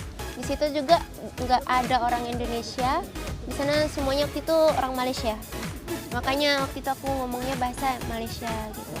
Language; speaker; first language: Indonesian; early bilingual, heritage; Indonesian